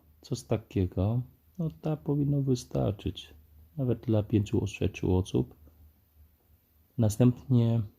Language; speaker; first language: Polish; non-native, fluent; Vietnamese